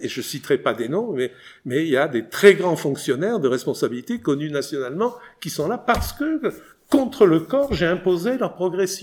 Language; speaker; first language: French; native; French